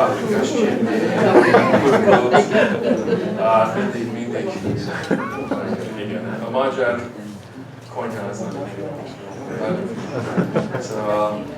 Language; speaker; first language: Hungarian; early bilingual, heritage; English